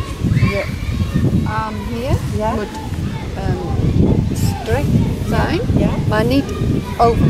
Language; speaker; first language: Dutch; non-native, learner; English